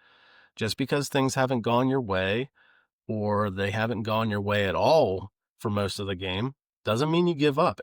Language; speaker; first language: English; native; English